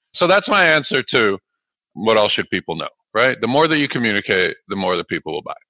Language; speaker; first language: English; early bilingual, other home language; Russian